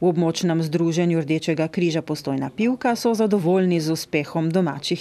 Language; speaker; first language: Slovenian; native; Slovenian